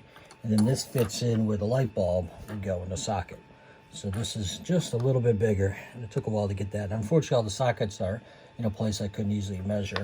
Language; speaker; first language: English; native; English